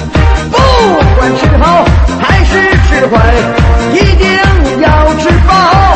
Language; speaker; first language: Chinese; native; Chinese